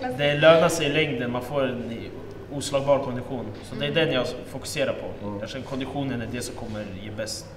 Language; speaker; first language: Swedish; early bilingual, other home language; Russian